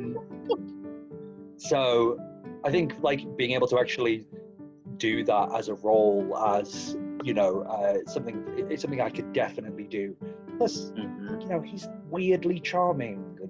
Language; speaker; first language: English; native; English